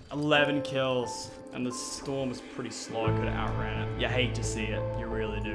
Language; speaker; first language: English; native; English